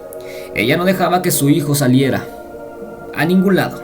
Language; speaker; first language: Spanish; native; Spanish